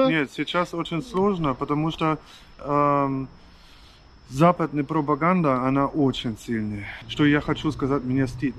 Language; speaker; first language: Russian; non-native, fluent; German